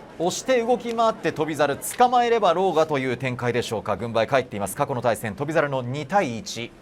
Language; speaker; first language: Japanese; native; Japanese